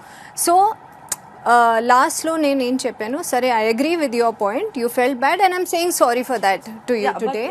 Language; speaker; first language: Telugu; non-native, learner; Hindi